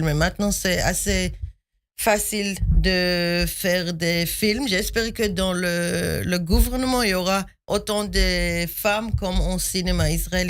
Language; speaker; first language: French; non-native, fluent; Hebrew